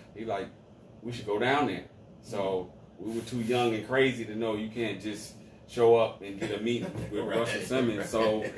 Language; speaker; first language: English; native; English